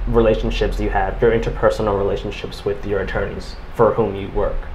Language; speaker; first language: English; native; English